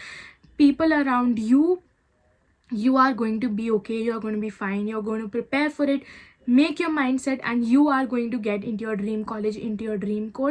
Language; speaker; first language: English; non-native, local second language; Hindi